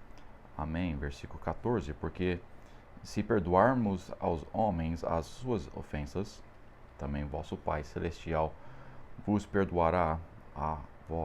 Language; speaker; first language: Portuguese; non-native, fluent; English